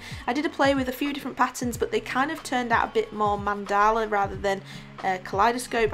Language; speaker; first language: English; native; English